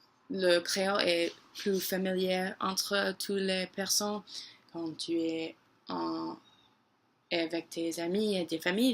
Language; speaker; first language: French; non-native, learner; English